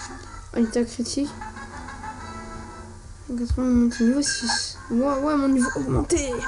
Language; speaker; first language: French; native; French